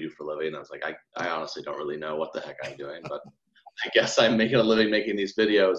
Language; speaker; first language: English; native; English